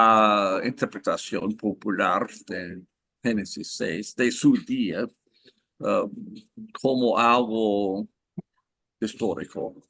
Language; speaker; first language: Spanish; non-native, fluent; English